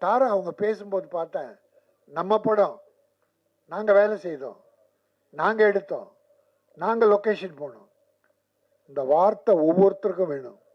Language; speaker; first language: Tamil; native; Tamil